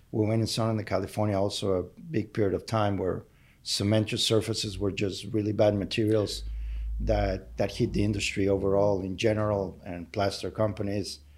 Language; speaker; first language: English; non-native, fluent; Spanish